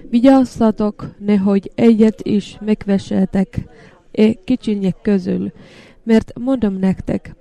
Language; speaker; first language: Hungarian; non-native, learner; Finnish